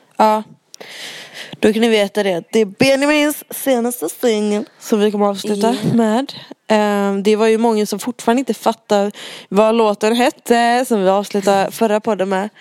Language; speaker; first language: Swedish; native; Swedish